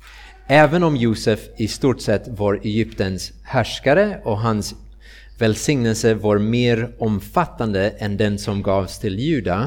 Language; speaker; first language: Swedish; non-native, fluent; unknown